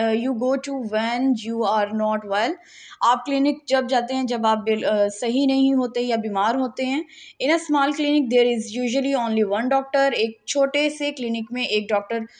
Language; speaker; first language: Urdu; non-native, local second language; Punjabi